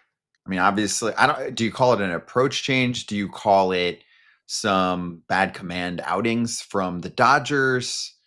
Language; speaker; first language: English; native; English